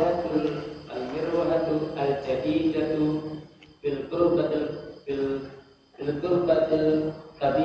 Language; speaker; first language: Arabic; non-native, learner; Indonesian